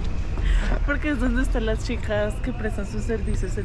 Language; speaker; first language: Spanish; native; Spanish